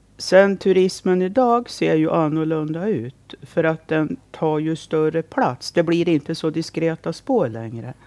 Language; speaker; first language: Swedish; native; Swedish